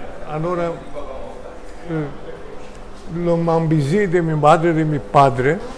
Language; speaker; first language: Spanish; early bilingual, heritage; Ladino